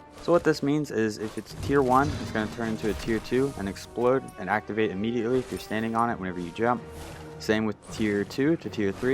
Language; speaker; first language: English; native; English